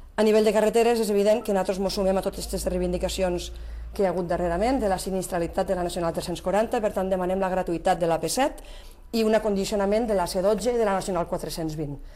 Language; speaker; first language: Catalan; native; Catalan